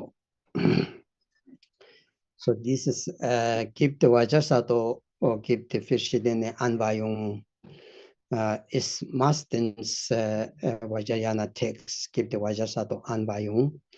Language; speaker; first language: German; non-native, fluent; Tibetan